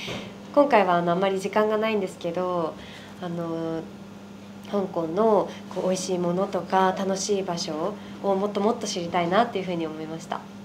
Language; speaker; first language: Japanese; native; Japanese